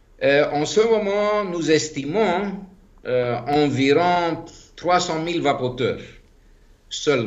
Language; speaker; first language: French; non-native, fluent; Greek